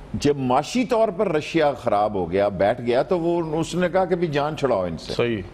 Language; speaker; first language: Urdu; native; Urdu